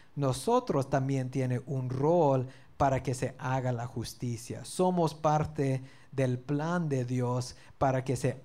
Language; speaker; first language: Spanish; early bilingual, heritage; Spanish